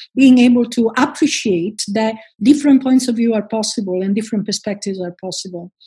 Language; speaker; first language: English; non-native, fluent; Italian